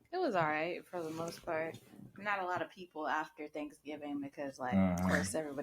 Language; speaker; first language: English; native; English